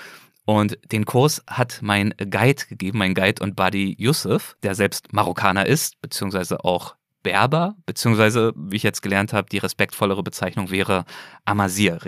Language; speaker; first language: German; native; German